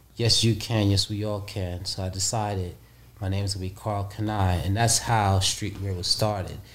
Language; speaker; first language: English; native; English